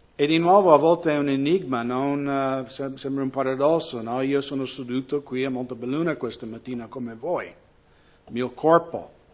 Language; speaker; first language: Italian; non-native, fluent; English